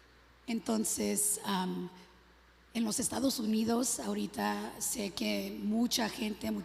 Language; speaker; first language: Spanish; early bilingual, other home language; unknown